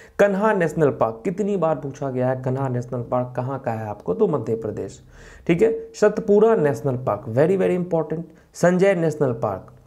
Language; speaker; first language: Hindi; native; Hindi